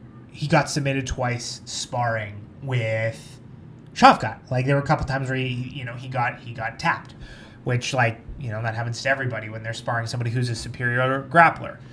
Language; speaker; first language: English; native; English